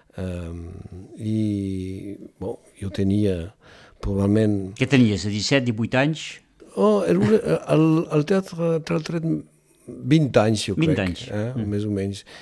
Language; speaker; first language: Catalan; non-native, local second language; French